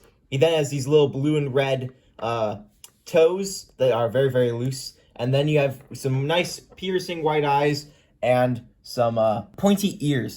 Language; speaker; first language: English; native; English